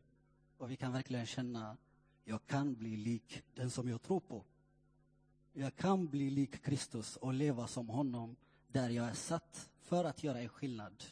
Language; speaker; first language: Swedish; non-native, fluent; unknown